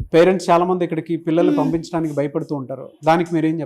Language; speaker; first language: Telugu; native; Telugu